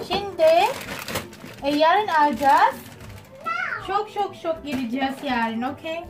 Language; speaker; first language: Turkish; non-native, learner; Filipino